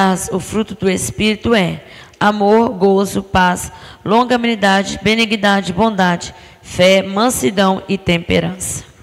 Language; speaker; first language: Portuguese; native; Portuguese